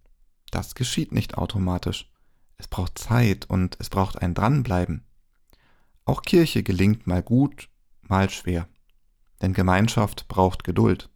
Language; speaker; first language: German; native; German